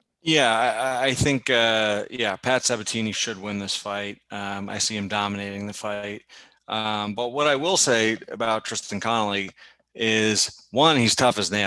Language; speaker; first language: English; native; English